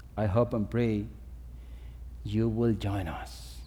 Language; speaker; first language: English; non-native, fluent; Spanish